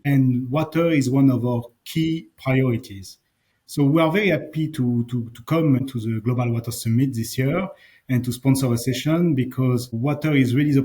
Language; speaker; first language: English; non-native, fluent; French